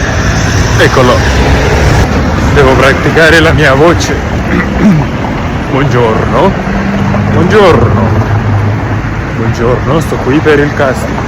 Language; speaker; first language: Italian; non-native, learner; Spanish